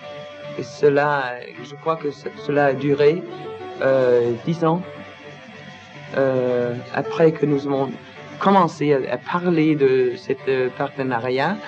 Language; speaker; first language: French; non-native, learner; Danish